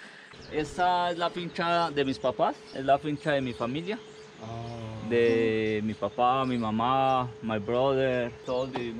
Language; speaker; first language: Spanish; native; Spanish